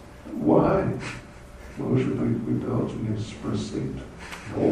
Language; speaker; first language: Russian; non-native, learner; English